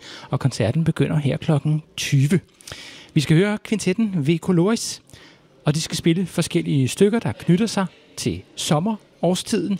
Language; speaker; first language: Danish; native; Danish